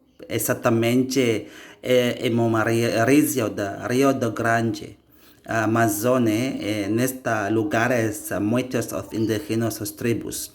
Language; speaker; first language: Portuguese; non-native, learner; Indonesian